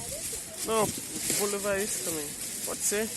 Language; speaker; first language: Portuguese; non-native, fluent; Haitian Creole